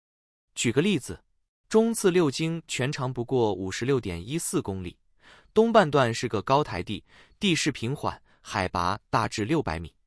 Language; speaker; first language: Chinese; native; Chinese